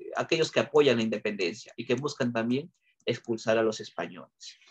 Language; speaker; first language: Spanish; native; Spanish